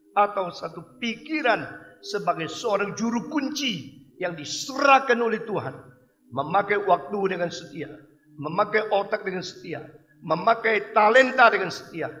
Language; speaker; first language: Indonesian; non-native, fluent; Chinese